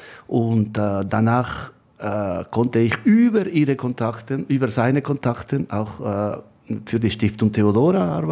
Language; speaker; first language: German; non-native, fluent; Spanish